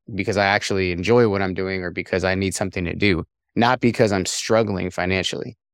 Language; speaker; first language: English; native; English